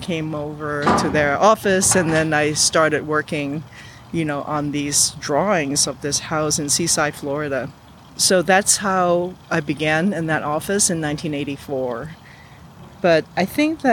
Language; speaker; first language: English; non-native, local second language; Cantonese